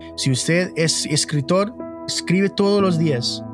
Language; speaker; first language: Spanish; non-native, learner; English